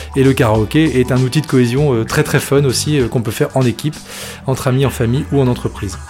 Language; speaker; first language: French; native; French